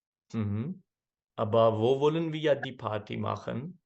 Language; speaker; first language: German; non-native, learner; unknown